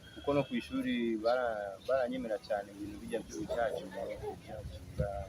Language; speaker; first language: Rundi; early bilingual, heritage; Rundi